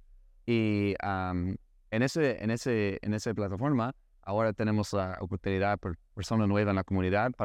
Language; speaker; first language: Spanish; non-native, learner; English